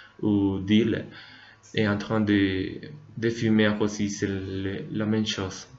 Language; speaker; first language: French; non-native, learner; Spanish